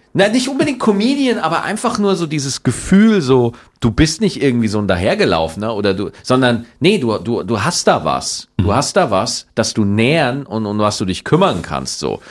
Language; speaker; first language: German; native; German